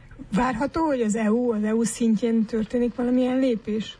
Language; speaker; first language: Hungarian; native; Hungarian